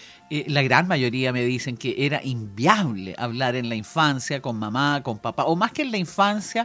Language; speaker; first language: Spanish; native; Spanish